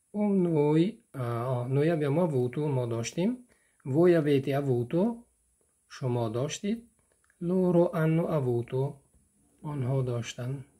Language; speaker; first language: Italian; non-native, fluent; Persian